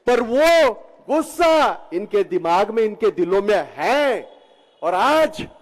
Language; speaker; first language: Hindi; non-native, local second language; Marathi